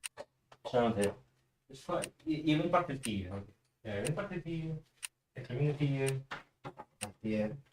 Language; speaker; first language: Icelandic; non-native, learner; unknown